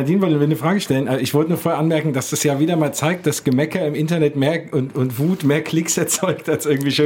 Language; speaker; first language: German; native; German